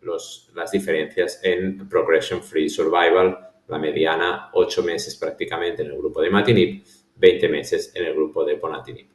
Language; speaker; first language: Spanish; native; Spanish